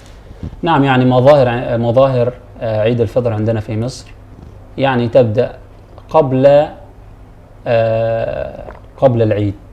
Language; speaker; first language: Arabic; native; Arabic